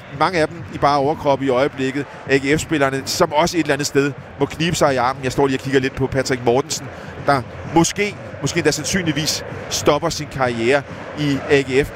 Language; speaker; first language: Danish; native; Danish